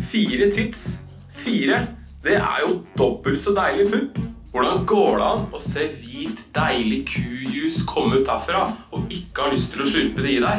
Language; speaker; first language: Norwegian; native; Norwegian